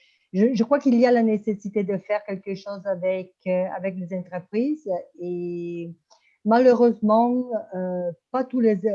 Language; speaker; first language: French; non-native, fluent; Italian